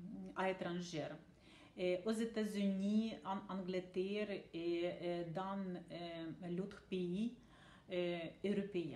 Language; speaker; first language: French; non-native, learner; Ukrainian